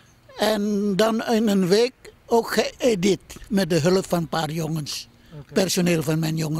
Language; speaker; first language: Dutch; non-native, fluent; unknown